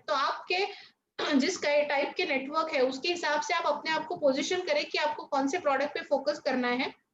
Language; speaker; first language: Hindi; non-native, local second language; Marathi